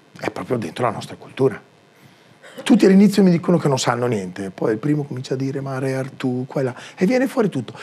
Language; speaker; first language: Italian; native; Italian